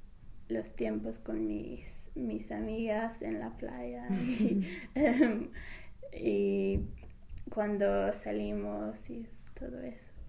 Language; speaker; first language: Spanish; non-native, fluent; English